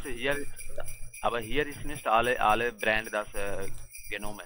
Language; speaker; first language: German; non-native, learner; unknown